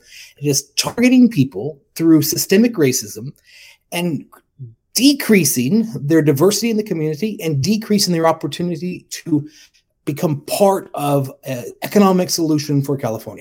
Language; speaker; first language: English; native; English